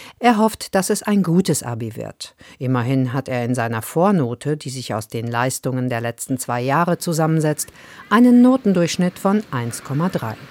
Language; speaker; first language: German; native; German